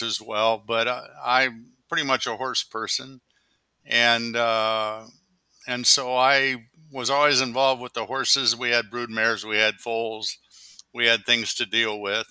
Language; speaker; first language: English; native; English